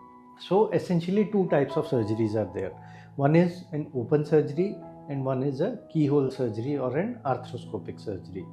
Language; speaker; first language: English; non-native, local second language; Hindi